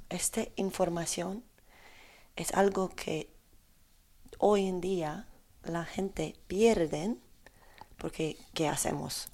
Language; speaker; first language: Spanish; non-native, learner; Polish